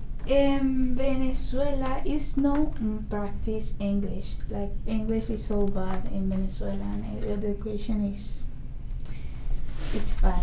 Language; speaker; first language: English; non-native, learner; Spanish